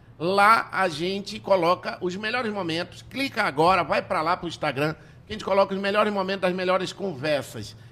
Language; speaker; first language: Portuguese; native; Portuguese